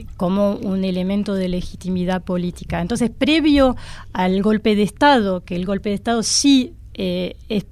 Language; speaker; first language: Spanish; non-native, fluent; French